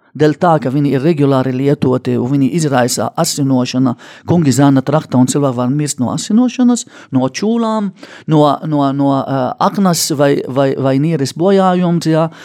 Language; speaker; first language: Latvian; non-native, fluent; Arabic